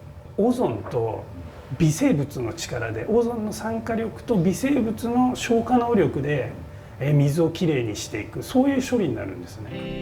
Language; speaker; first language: Japanese; native; Japanese